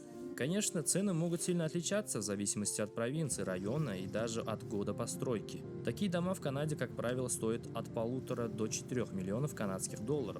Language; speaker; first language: Russian; native; Russian